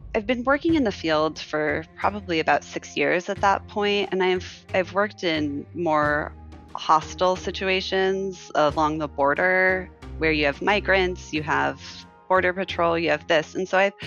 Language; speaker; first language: English; native; English